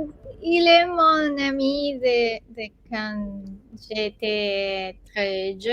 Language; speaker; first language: French; non-native, learner; Spanish